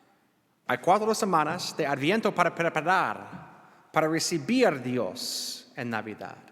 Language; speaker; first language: Spanish; non-native, learner; English